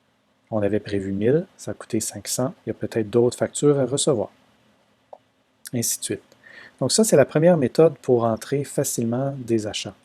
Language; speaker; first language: French; native; French